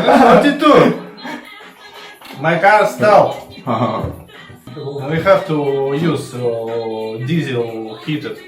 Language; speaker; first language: English; non-native, learner; Russian